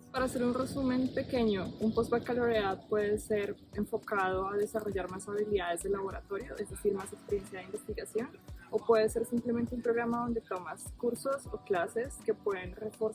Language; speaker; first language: Spanish; native; Spanish